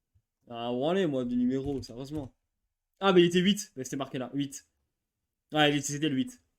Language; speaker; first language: French; native; French